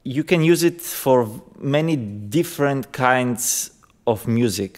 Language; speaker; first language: English; non-native, fluent; Bulgarian